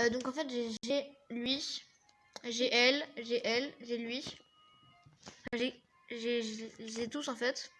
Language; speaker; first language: French; native; French